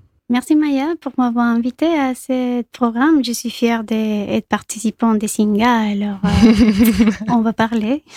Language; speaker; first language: French; non-native, fluent; Spanish